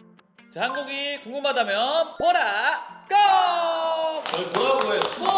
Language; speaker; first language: Korean; native; Korean